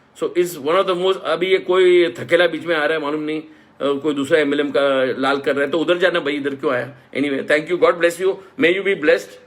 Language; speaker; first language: Hindi; non-native, local second language; Marathi